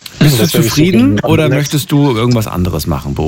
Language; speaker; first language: German; native; German